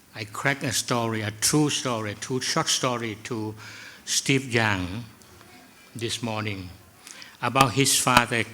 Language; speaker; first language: English; non-native, fluent; Thai